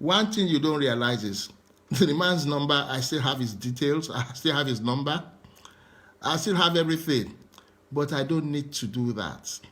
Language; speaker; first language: English; non-native, local second language; Yoruba